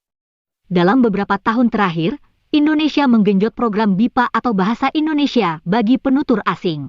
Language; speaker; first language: Indonesian; native; Indonesian